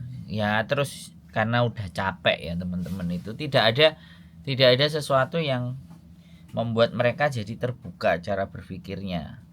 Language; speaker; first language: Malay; non-native, local second language; Javanese